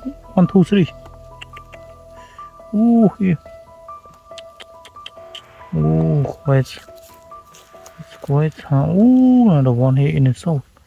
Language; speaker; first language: English; non-native, learner; Khmer